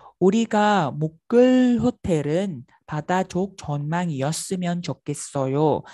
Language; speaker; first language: Korean; non-native, fluent; Vietnamese